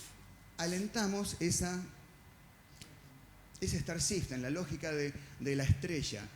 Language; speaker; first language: Spanish; native; Spanish